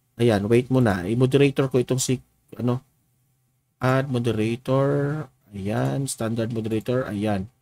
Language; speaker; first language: Filipino; native; Filipino